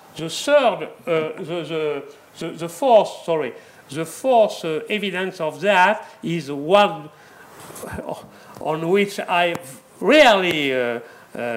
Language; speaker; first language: English; non-native, fluent; French